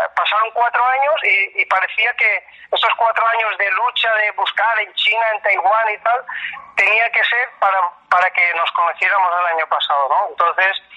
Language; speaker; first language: Spanish; native; Spanish